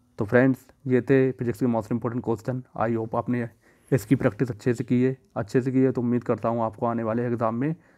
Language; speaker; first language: Hindi; native; Hindi